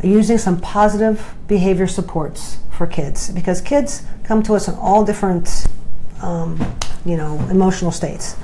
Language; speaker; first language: English; native; English